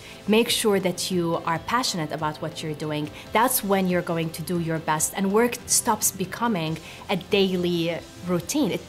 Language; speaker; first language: English; non-native, fluent; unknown